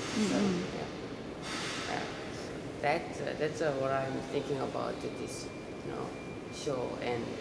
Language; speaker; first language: English; non-native, learner; Korean